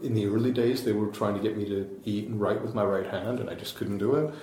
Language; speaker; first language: English; native; English